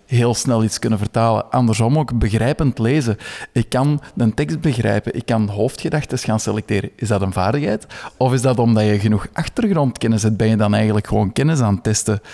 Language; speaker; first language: Dutch; native; Dutch